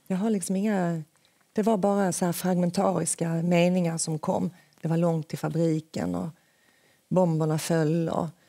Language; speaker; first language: Swedish; early bilingual, other home language; Finnish